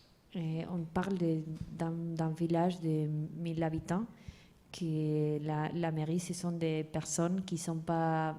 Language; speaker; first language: French; non-native, fluent; Spanish